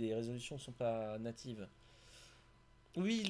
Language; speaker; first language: French; native; French